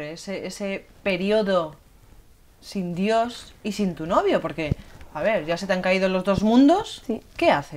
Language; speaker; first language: Spanish; native; Spanish